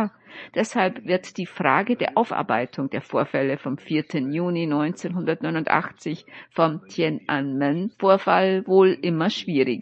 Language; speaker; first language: German; native; German